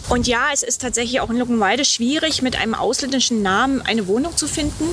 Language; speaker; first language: German; native; German